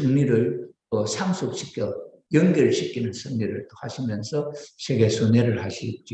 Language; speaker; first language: Korean; native; Korean